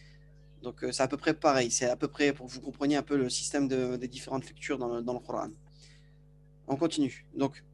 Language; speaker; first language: French; native; French